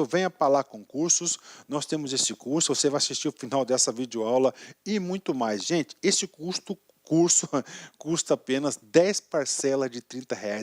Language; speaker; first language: Portuguese; native; Portuguese